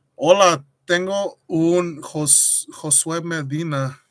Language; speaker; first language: Spanish; early bilingual, other home language; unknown